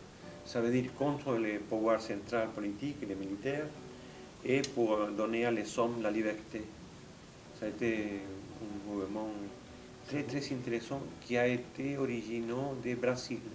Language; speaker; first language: French; non-native, fluent; Spanish